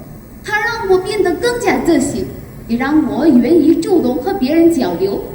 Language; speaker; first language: Chinese; non-native, learner; Hindi